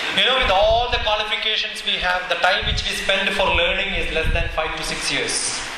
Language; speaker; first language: English; non-native, local second language; Malayalam